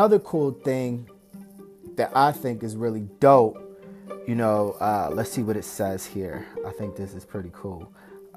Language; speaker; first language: English; native; English